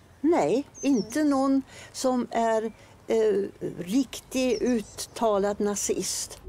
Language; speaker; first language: Swedish; non-native, fluent; German